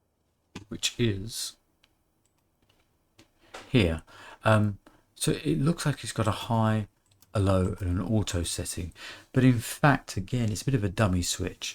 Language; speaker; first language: English; native; English